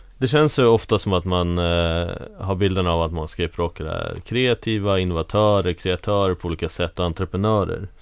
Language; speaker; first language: Swedish; native; Swedish